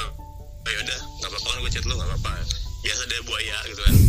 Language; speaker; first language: Indonesian; native; Indonesian